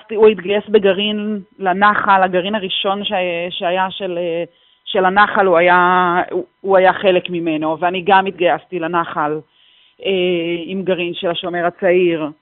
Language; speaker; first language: Hebrew; native; Hebrew